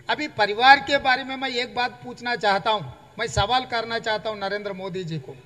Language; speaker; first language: Hindi; non-native, local second language; Telugu